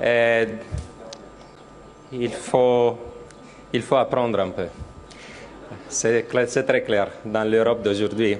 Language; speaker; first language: French; non-native, fluent; Romanian